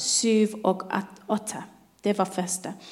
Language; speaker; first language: Norwegian; non-native, learner; English